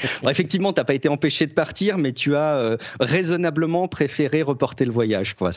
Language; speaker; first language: French; native; French